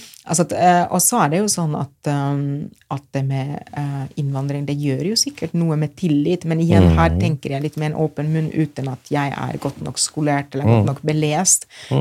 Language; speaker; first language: Norwegian; non-native, fluent; Finnish